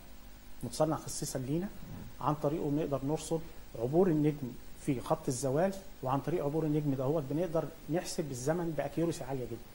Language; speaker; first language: Arabic; native; Arabic